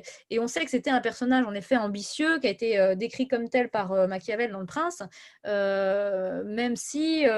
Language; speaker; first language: French; native; French